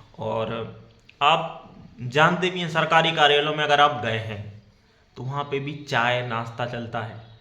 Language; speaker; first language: Hindi; native; Hindi